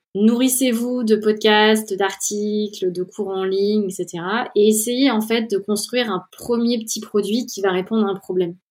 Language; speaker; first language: French; native; French